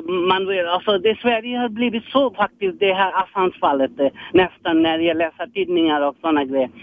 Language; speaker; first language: Swedish; non-native, fluent; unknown